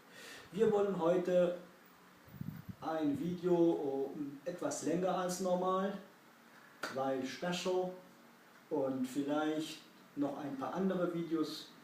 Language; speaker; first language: German; early bilingual, other home language; Kurdish